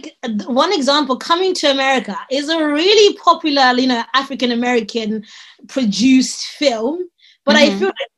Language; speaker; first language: English; native; English